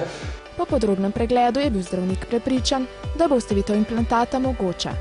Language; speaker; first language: Slovenian; native; Slovenian